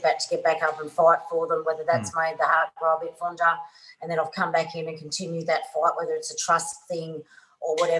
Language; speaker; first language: English; native; English